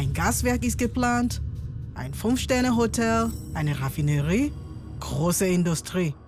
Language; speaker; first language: German; non-native, fluent; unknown